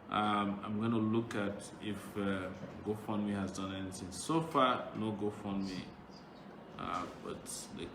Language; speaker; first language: English; non-native, local second language; Yoruba